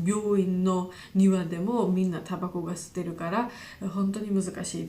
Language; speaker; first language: Japanese; non-native, learner; Georgian